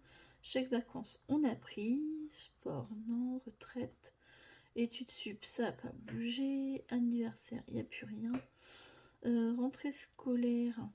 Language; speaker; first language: French; native; French